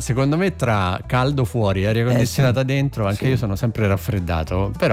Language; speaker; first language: Italian; native; Italian